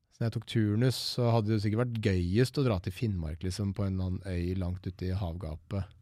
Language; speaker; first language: Norwegian; native; Norwegian